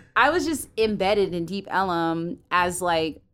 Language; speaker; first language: English; native; English